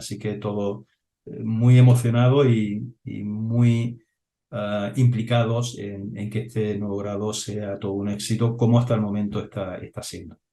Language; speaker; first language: Spanish; native; Spanish